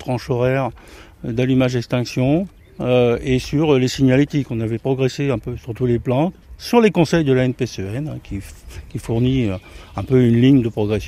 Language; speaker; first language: French; native; French